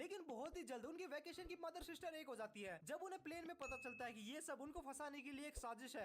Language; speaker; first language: Hindi; early bilingual, other home language; Nepali